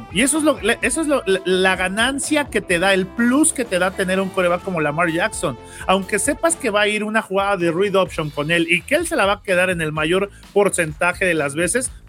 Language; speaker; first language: Spanish; native; Spanish